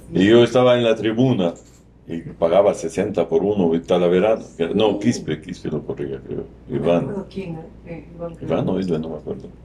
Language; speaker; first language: Spanish; non-native, fluent; Arabic